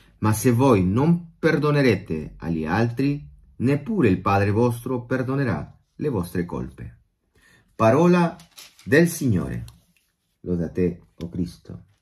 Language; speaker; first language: Italian; non-native, fluent; Spanish